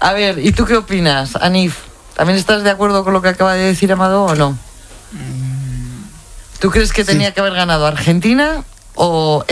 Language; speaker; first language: Spanish; native; Spanish